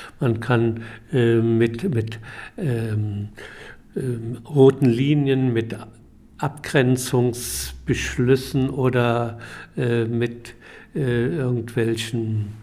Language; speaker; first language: German; native; German